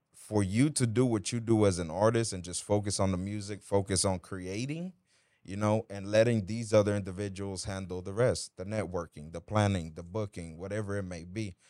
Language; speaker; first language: English; early bilingual, other home language; Spanish